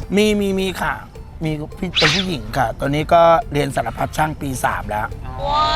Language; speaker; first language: Thai; native; Thai